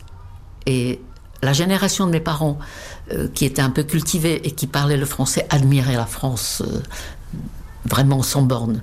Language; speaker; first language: French; non-native, fluent; Czech